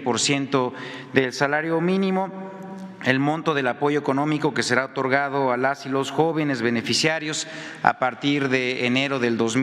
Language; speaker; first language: Spanish; native; Spanish